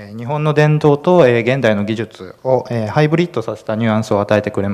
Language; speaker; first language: Japanese; native; Japanese